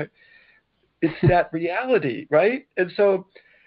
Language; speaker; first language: English; native; English